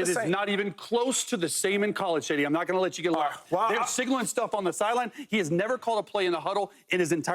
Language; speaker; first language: English; native; English